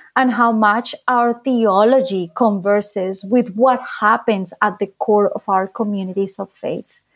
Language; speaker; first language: English; non-native, fluent; Spanish